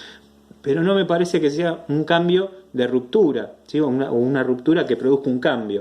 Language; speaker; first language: Spanish; native; Spanish